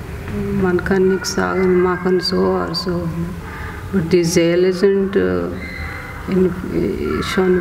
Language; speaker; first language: German; non-native, learner; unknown